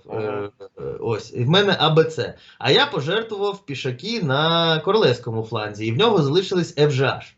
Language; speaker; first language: Ukrainian; native; Ukrainian